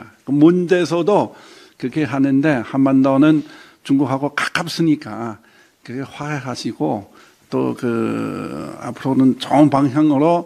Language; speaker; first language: Korean; non-native, fluent; Chinese